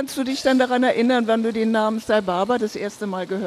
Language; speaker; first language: German; native; German